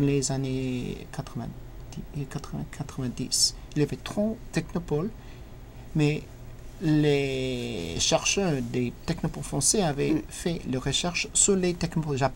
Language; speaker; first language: French; non-native, learner; English